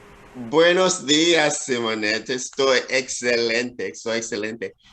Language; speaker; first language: Spanish; non-native, fluent; English